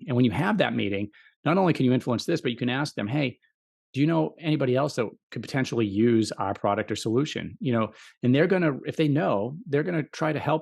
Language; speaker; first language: English; native; English